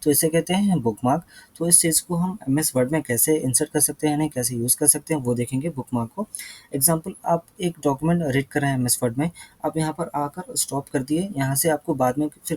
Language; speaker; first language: Hindi; native; Hindi